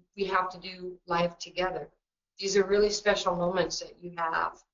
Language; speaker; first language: English; native; English